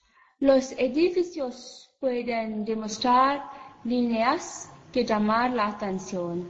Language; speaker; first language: Spanish; non-native, learner; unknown